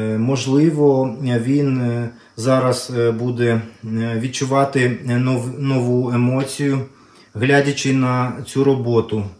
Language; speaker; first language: Ukrainian; non-native, local second language; Russian